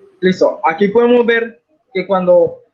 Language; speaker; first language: Spanish; native; Spanish